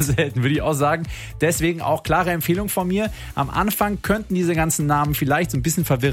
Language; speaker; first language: German; native; German